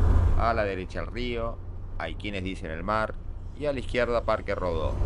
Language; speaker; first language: Spanish; native; Spanish